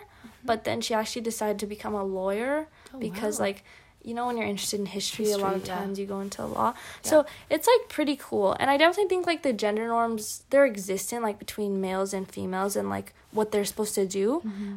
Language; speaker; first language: English; native; English